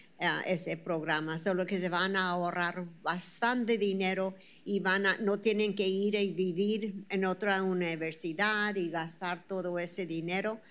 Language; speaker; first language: Spanish; early bilingual, heritage; Spanish